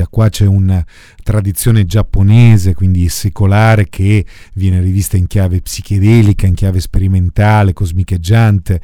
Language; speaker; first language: Italian; native; Italian